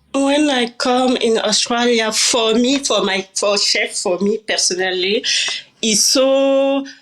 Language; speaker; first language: English; non-native, learner; French